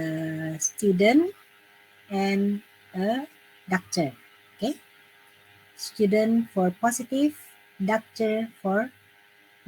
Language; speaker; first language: English; non-native, fluent; Indonesian